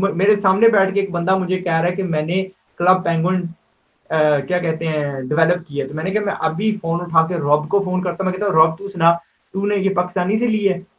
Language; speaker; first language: Urdu; native; Urdu